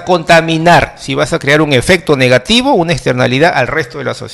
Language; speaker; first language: Spanish; native; Spanish